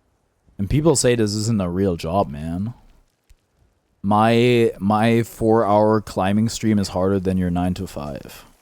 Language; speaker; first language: English; native; English